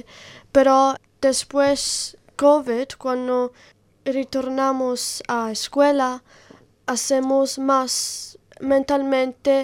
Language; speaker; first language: Spanish; non-native, learner; Italian